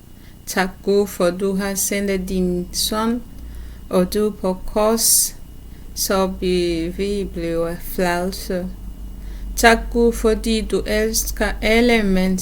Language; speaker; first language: Danish; non-native, learner; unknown